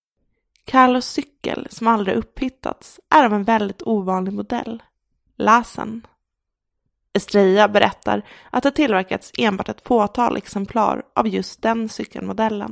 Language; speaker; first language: Swedish; native; Swedish